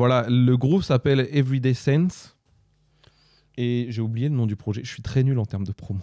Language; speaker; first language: French; native; French